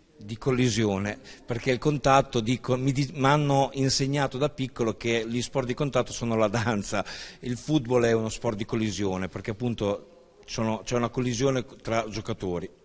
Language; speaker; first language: Italian; native; Italian